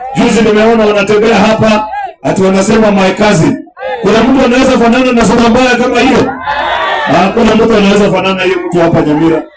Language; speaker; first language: Swahili; non-native, local second language; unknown